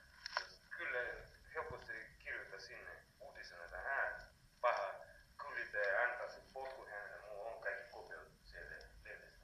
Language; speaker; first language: Finnish; non-native, learner; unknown